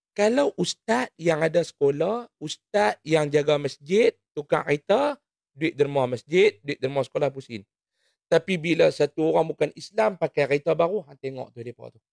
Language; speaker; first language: Malay; native; Malay